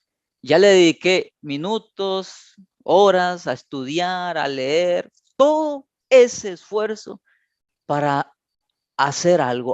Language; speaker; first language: Spanish; native; Spanish